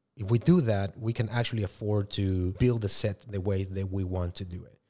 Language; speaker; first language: English; non-native, fluent; Spanish